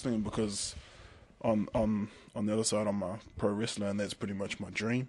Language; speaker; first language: English; native; English